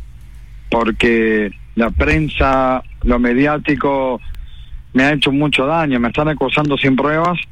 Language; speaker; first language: Spanish; native; Spanish